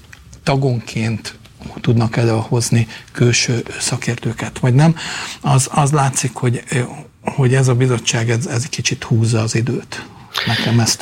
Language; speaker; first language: Hungarian; native; Hungarian